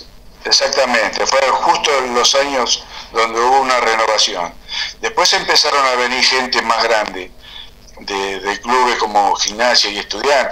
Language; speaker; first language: Spanish; native; Spanish